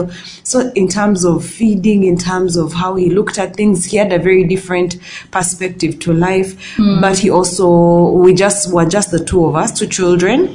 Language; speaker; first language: English; non-native, local second language; Ganda